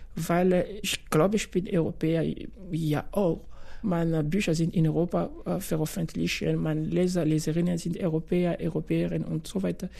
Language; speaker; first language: German; non-native, fluent; Luba-Lulua